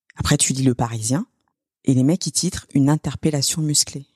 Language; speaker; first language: French; native; French